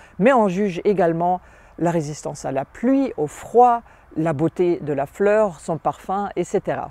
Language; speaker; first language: French; non-native, fluent; German